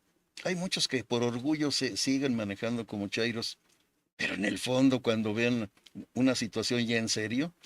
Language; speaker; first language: Spanish; native; Spanish